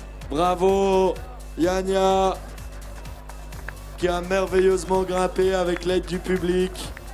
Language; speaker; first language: French; native; French